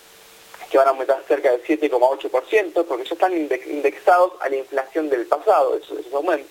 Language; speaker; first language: Spanish; native; Spanish